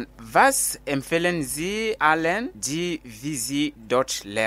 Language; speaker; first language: German; non-native, fluent; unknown